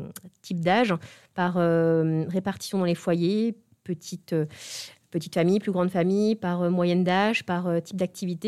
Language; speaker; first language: French; native; French